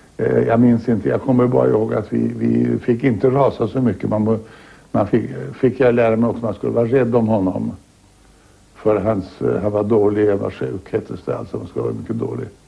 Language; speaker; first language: Swedish; native; Swedish